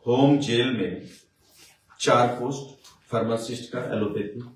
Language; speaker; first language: Hindi; non-native, local second language; Bangla